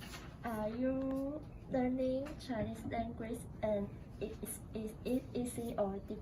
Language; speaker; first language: English; non-native, learner; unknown